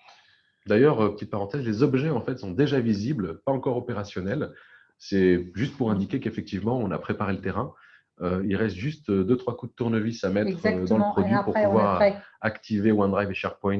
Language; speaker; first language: French; native; French